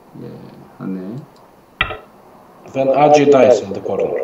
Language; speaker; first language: English; non-native, fluent; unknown